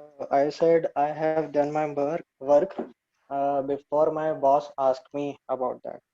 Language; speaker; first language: English; non-native, learner; Hindi